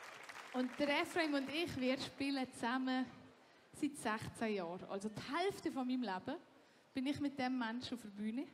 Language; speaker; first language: German; native; German